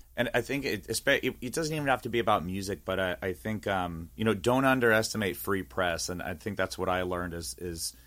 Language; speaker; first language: English; native; English